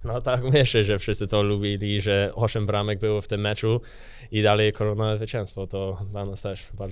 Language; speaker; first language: Polish; early bilingual, heritage; English